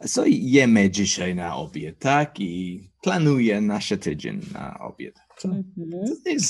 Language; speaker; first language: Polish; non-native, learner; English